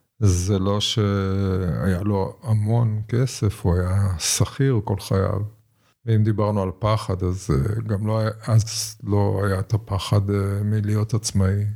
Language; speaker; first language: Hebrew; native; Hebrew